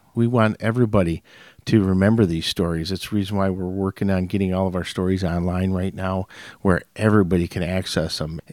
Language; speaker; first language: English; native; English